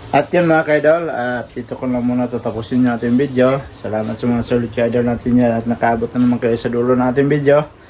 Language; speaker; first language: Filipino; non-native, local second language; Cebuano